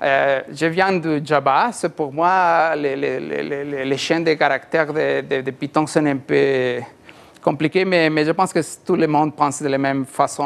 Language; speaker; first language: French; non-native, learner; Spanish